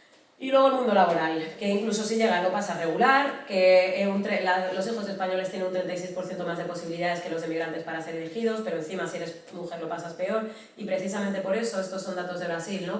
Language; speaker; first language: Spanish; native; Spanish